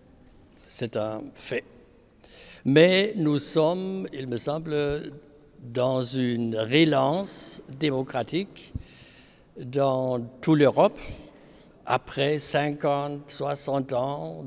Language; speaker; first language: French; non-native, fluent; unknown